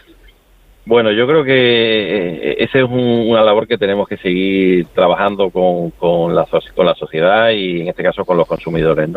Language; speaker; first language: Spanish; native; Spanish